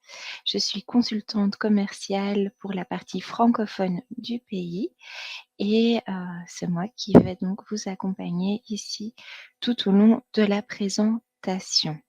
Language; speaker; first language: French; native; French